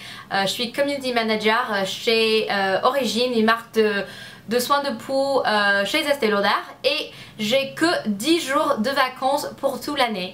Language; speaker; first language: French; non-native, learner; English